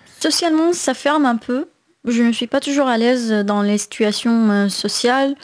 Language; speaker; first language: French; non-native, fluent; Arabic